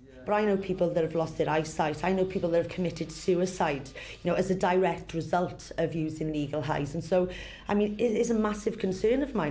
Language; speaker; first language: English; native; English